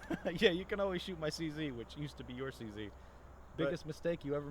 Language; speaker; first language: English; native; English